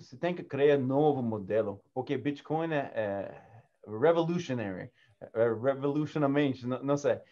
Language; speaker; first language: Portuguese; non-native, learner; English